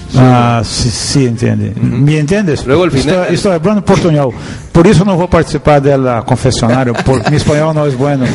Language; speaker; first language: Spanish; non-native, learner; Portuguese